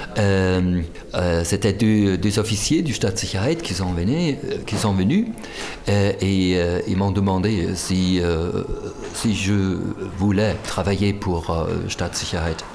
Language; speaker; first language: French; non-native, fluent; German